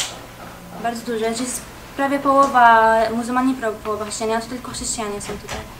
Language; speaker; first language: Polish; early bilingual, heritage; Arabic